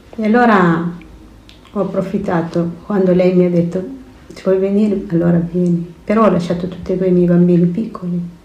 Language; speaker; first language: Italian; non-native, fluent; Spanish